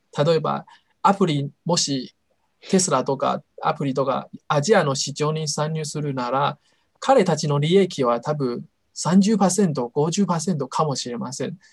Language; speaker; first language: Japanese; non-native, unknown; Chinese